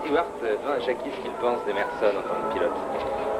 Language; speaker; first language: French; native; French